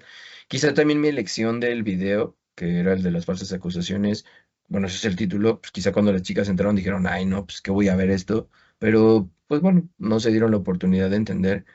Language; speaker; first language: Spanish; native; Spanish